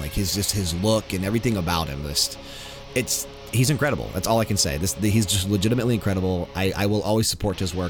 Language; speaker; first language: English; native; English